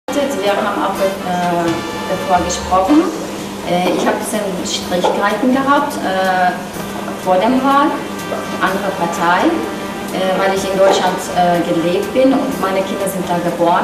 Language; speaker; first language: German; non-native, learner; Turkish